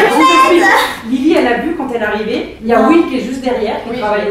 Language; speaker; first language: French; native; French